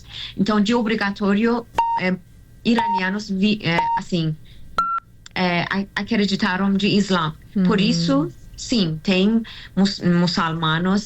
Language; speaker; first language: Portuguese; non-native, learner; Persian